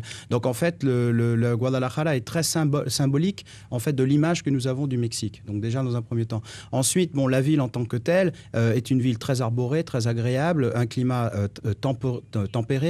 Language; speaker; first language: French; native; French